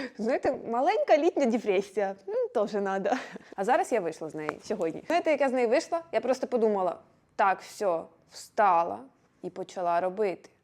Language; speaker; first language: Ukrainian; non-native, local second language; Russian